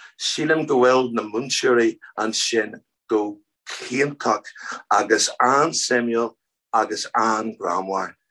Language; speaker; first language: Irish; non-native, local second language; English